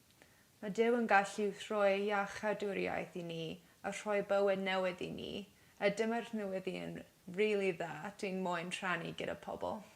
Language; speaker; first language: Welsh; non-native, learner; English